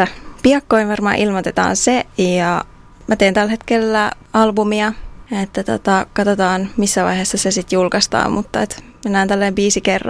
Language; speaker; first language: Finnish; native; Finnish